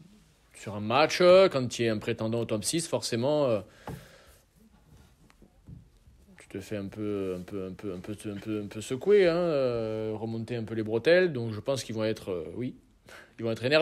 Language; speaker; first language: French; native; French